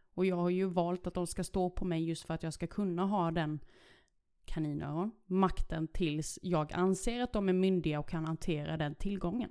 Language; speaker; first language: Swedish; early bilingual, other home language; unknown